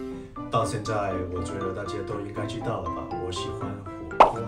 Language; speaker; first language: Chinese; non-native, fluent; Thai